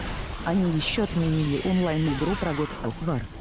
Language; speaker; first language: Russian; native; Russian